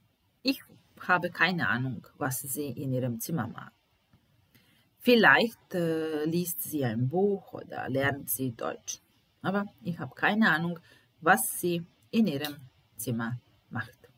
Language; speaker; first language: German; non-native, fluent; Italian